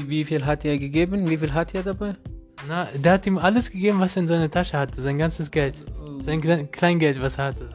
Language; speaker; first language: German; non-native, learner; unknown